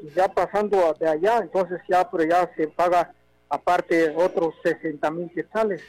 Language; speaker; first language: Spanish; non-native, local second language; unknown